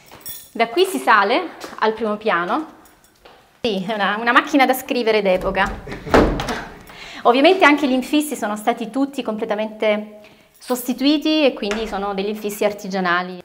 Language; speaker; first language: Italian; native; Italian